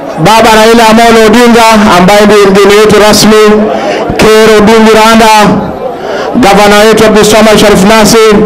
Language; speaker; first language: Swahili; native; Swahili